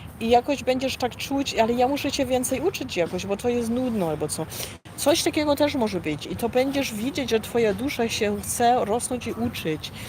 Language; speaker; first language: Polish; early bilingual, heritage; Polish